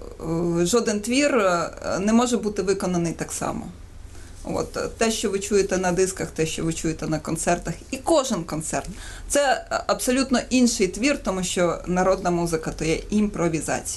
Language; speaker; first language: Ukrainian; native; Ukrainian